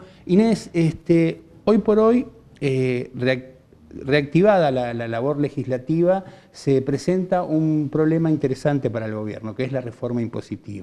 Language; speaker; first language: Spanish; native; Spanish